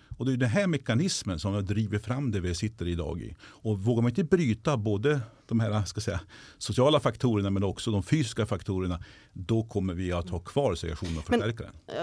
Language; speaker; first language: Swedish; native; Swedish